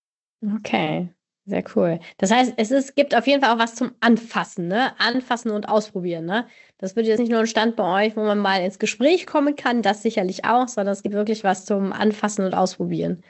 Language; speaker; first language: German; native; German